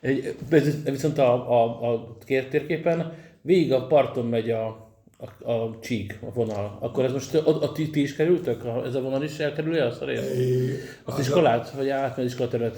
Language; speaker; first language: Hungarian; native; Hungarian